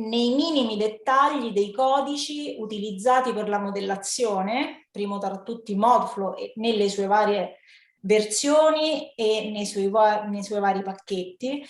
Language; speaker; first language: Italian; native; Italian